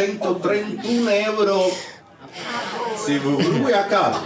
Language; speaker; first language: Italian; native; Italian